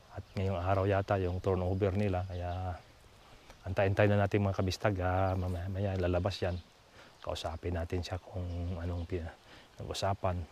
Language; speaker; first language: Filipino; non-native, local second language; Cebuano